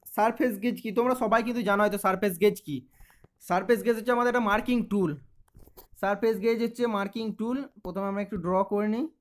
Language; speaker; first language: Bangla; native; Bangla